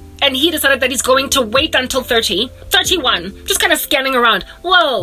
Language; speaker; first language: English; non-native, local second language; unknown